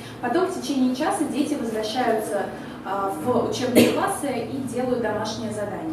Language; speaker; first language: Russian; native; Russian